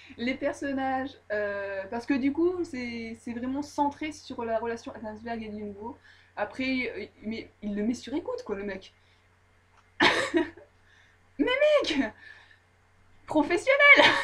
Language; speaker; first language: French; native; French